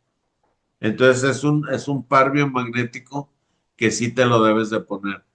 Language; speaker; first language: Spanish; native; Spanish